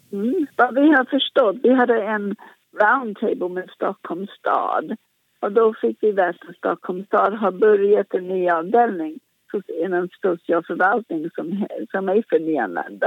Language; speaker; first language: Swedish; non-native, fluent; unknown